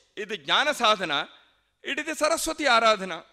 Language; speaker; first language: English; non-native, local second language; Kannada